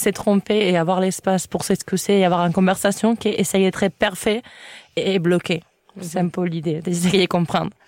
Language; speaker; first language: French; non-native, fluent; Spanish